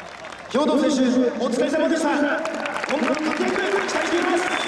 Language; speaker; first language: Japanese; native; Japanese